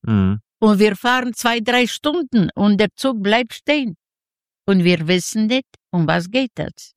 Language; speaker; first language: German; non-native, fluent; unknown